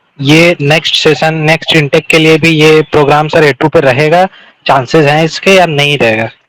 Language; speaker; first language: Hindi; native; Hindi